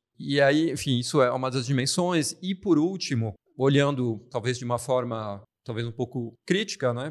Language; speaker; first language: Portuguese; non-native, fluent; French